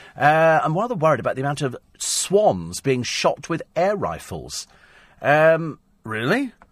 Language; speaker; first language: English; native; English